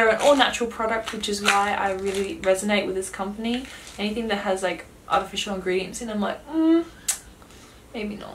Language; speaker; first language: English; native; English